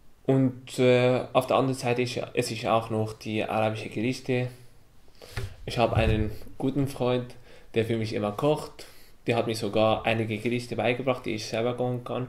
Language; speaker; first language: German; non-native, fluent; Arabic